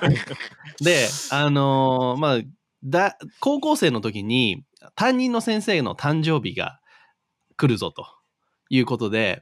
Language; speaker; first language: Japanese; native; Japanese